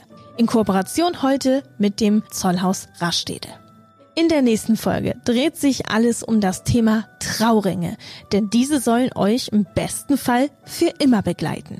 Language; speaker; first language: German; native; German